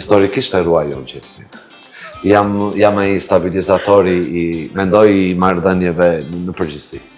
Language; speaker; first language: Albanian; native; Albanian